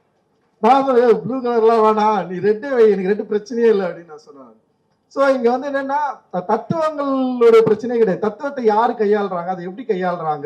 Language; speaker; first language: Tamil; native; Tamil